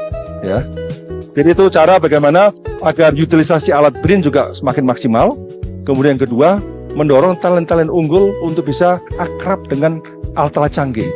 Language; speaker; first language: Indonesian; native; Indonesian